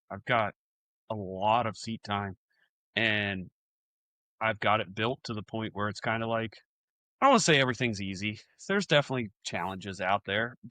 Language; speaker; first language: English; native; English